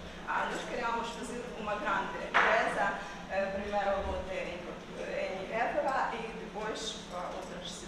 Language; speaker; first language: Portuguese; non-native, learner; Ukrainian